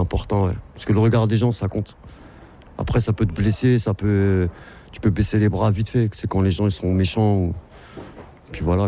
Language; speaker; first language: French; native; French